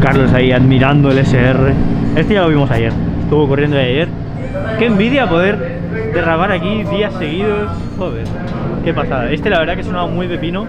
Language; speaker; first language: Spanish; native; Spanish